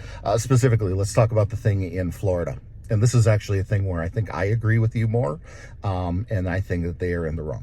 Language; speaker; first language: English; native; English